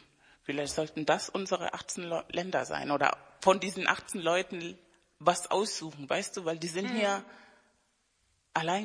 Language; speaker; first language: German; non-native, fluent; Spanish